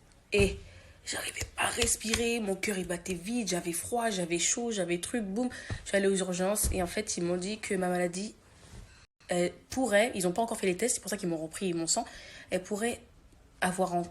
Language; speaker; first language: French; native; French